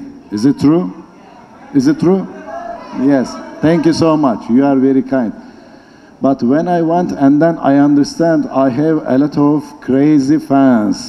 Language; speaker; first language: English; non-native, learner; Turkish